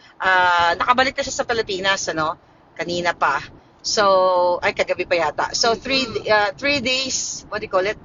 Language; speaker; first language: Filipino; non-native, local second language; Hiligaynon